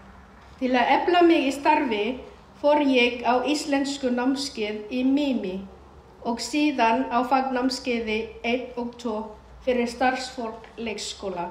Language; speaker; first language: Icelandic; non-native, fluent; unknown